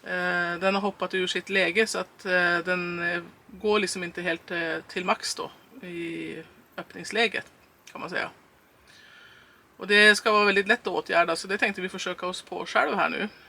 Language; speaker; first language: Swedish; native; Swedish